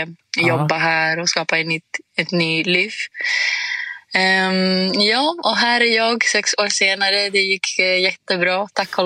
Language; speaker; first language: Swedish; non-native, fluent; Greek